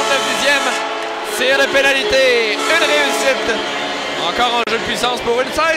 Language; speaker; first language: French; native; French